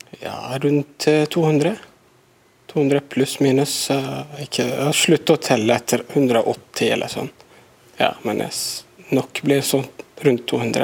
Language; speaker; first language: Norwegian; non-native, fluent; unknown